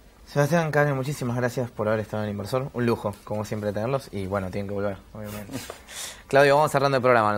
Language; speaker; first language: Spanish; native; Spanish